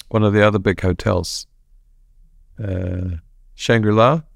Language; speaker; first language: English; native; English